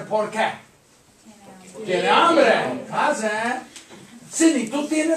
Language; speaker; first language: Spanish; non-native, fluent; English